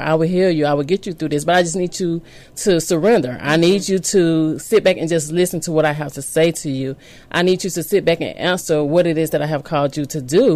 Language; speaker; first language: English; native; English